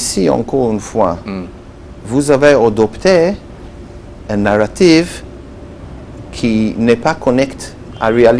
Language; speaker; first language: French; non-native, learner; Hebrew